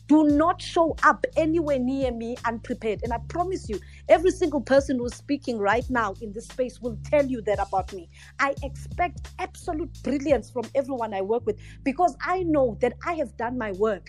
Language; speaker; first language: English; non-native, local second language; Zulu